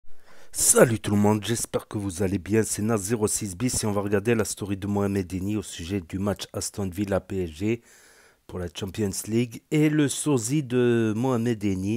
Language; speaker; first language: French; native; French